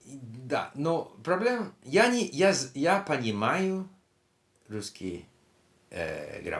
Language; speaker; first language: Russian; non-native, learner; English